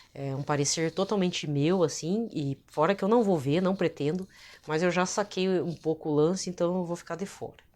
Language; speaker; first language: Portuguese; native; Portuguese